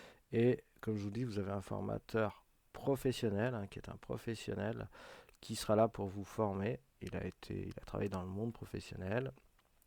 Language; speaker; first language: French; native; French